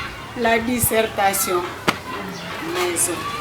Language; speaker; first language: French; non-native, learner; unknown